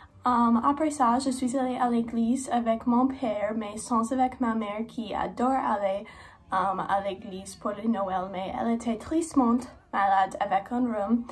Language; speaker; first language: French; non-native, learner; English